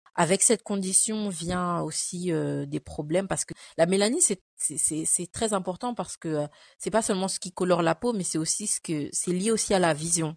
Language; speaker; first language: French; early bilingual, other home language; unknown